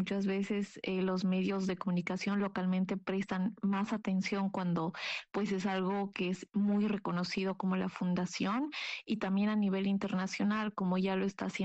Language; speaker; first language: Spanish; non-native, local second language; Aymara